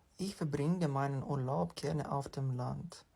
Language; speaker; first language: German; non-native, fluent; Ukrainian